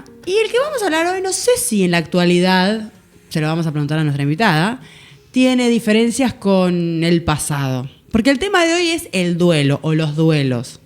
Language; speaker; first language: Spanish; native; Spanish